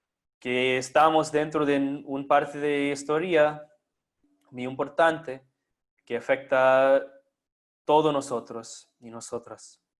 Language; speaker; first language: Spanish; non-native, fluent; English